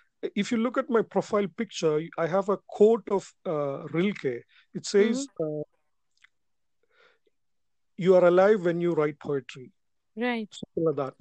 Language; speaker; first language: English; non-native, local second language; Malayalam